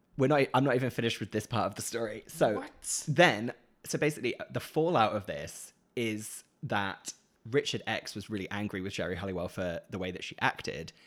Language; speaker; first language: English; native; English